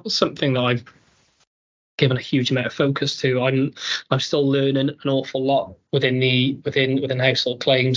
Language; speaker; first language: English; native; English